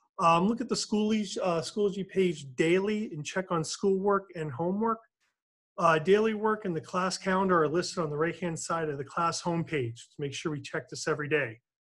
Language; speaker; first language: English; native; English